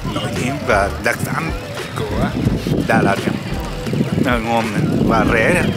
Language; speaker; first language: Vietnamese; non-native, learner; Japanese